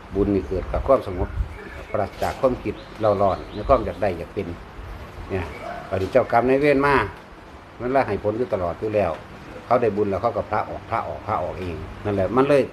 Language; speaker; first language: Thai; non-native, local second language; Northeastern Thai